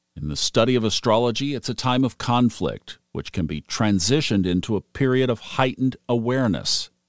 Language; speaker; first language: English; native; English